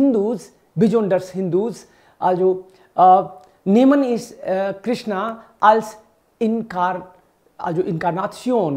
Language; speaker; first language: German; non-native, fluent; Hindi